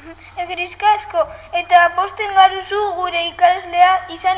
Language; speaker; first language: Basque; non-native, local second language; Spanish